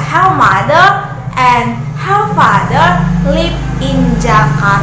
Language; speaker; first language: English; non-native, learner; Indonesian